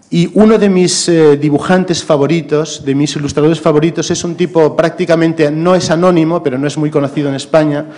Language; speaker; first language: Spanish; native; Spanish